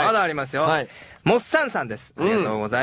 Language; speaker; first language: Japanese; native; Japanese